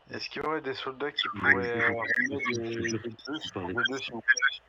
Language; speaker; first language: French; native; French